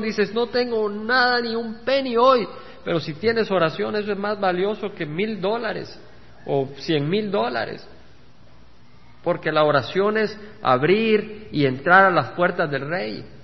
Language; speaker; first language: Spanish; native; Spanish